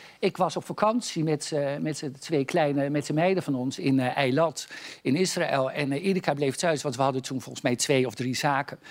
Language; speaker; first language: Dutch; native; Dutch